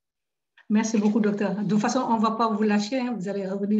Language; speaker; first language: French; native; French